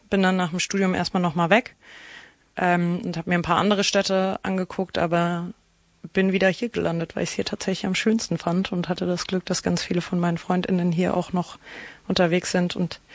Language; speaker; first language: German; native; German